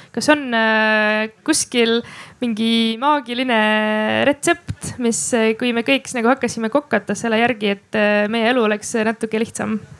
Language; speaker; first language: Estonian; non-native, local second language; Russian